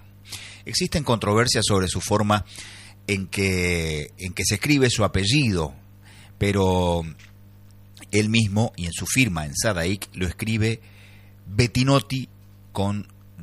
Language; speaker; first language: Spanish; native; Spanish